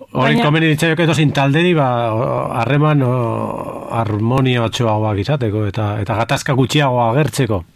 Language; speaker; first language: Basque; native; Basque